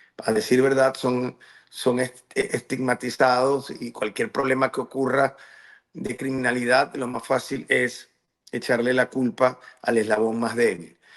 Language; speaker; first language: Spanish; native; Spanish